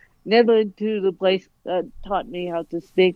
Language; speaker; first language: English; native; English